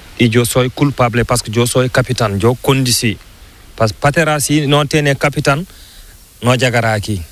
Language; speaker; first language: Spanish; non-native, learner; Fula